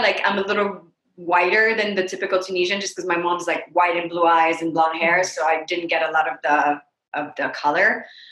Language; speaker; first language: English; non-native, fluent; French